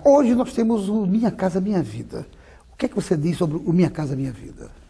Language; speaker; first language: Portuguese; native; Portuguese